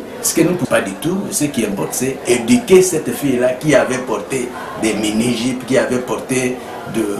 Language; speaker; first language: French; native; French